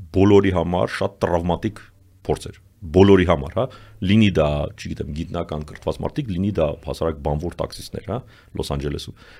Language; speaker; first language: Armenian; native; Armenian